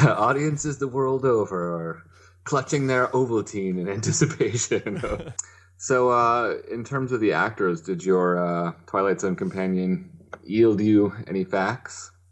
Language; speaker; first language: English; native; English